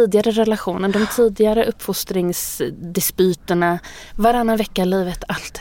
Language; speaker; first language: Swedish; native; Swedish